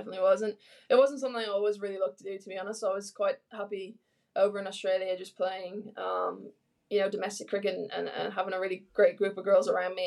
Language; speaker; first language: English; native; English